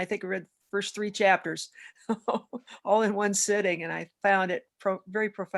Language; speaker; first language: English; native; English